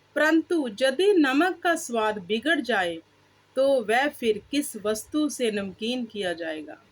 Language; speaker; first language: Hindi; non-native, local second language; Punjabi